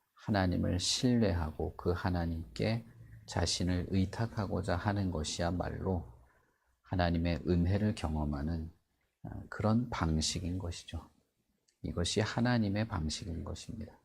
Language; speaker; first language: Korean; native; Korean